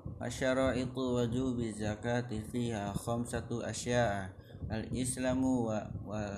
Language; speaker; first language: Arabic; non-native, learner; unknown